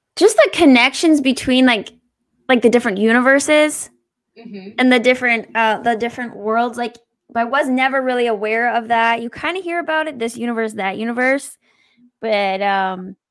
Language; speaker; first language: English; native; English